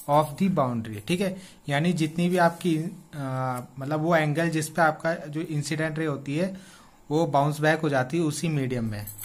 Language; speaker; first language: Hindi; native; Hindi